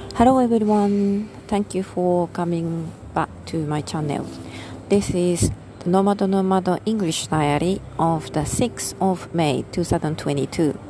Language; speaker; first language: English; non-native, fluent; Japanese